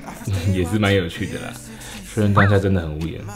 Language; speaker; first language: Chinese; native; Chinese